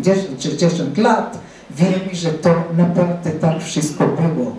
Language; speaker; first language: Polish; non-native, fluent; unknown